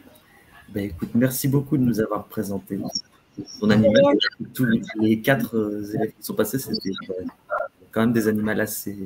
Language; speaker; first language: French; native; French